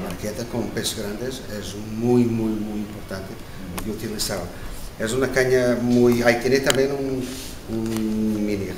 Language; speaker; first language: Spanish; non-native, learner; Portuguese